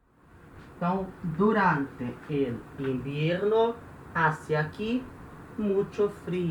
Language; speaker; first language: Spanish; non-native, fluent; Portuguese